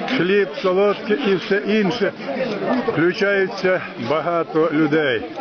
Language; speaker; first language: Ukrainian; native; Ukrainian